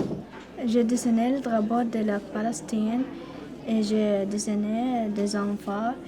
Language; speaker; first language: French; non-native, learner; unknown